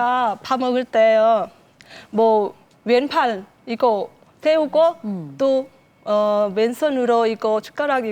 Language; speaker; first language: Korean; non-native, learner; Thai